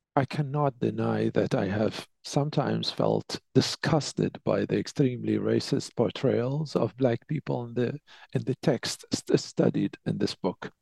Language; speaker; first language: English; non-native, fluent; Arabic